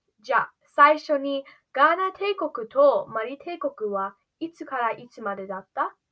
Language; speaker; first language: Japanese; non-native, learner; English